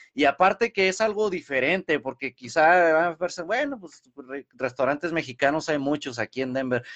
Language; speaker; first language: Spanish; early bilingual, heritage; Spanish